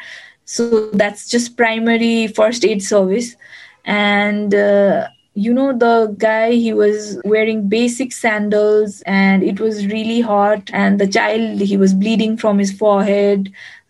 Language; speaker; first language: English; non-native, local second language; Nepali